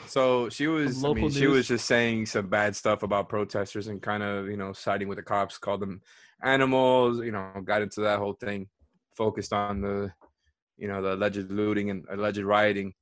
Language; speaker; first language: English; native; English